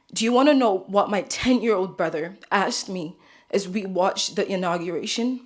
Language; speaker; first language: English; early bilingual, other home language; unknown